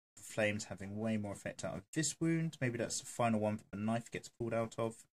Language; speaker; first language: English; native; English